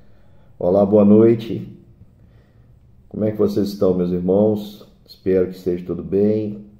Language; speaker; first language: Portuguese; native; Portuguese